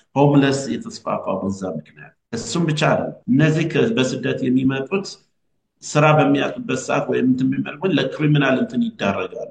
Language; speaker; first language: Amharic; native; Amharic